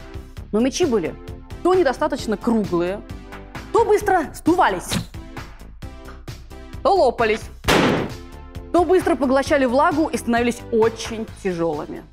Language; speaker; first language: Russian; native; Russian